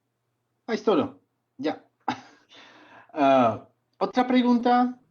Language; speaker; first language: Spanish; non-native, fluent; Czech